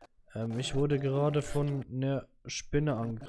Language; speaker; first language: German; native; German